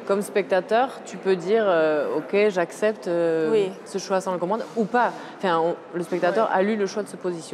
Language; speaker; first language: French; native; French